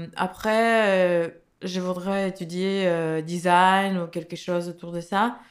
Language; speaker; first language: French; non-native, learner; Russian